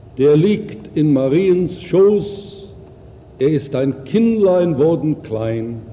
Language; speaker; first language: German; native; German